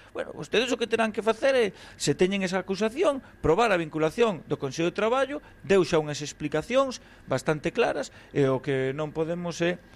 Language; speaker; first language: Galician; native; Galician